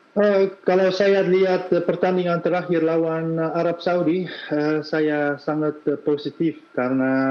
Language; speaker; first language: Indonesian; non-native, fluent; Dutch